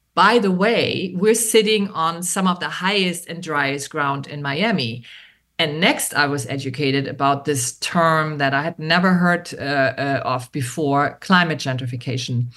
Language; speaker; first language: English; non-native, fluent; German